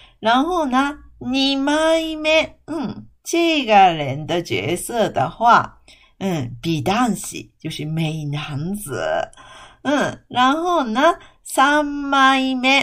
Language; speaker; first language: Chinese; non-native, fluent; Japanese